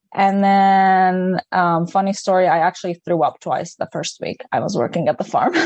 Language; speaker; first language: English; non-native, fluent; Arabic